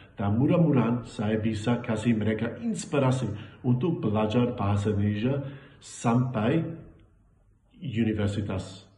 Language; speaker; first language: Indonesian; non-native, fluent; English